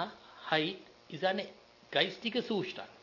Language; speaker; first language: German; non-native, learner; Sinhala